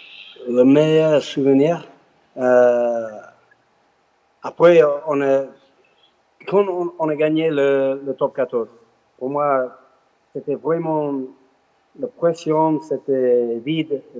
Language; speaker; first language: French; non-native, learner; English